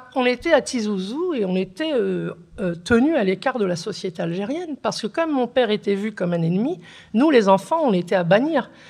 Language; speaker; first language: French; early bilingual, other home language; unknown